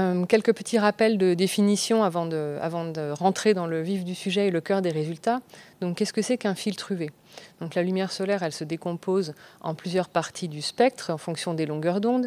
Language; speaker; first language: French; native; French